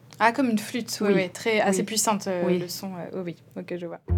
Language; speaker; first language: French; native; French